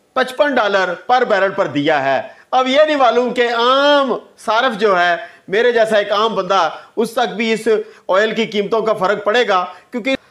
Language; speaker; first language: Urdu; non-native, local second language; Punjabi